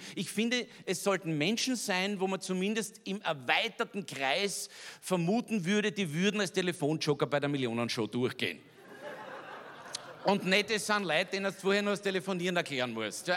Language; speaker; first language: German; native; German